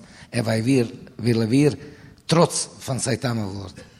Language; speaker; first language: Dutch; non-native, fluent; Serbian